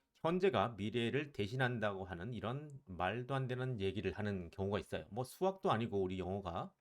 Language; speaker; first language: Korean; native; Korean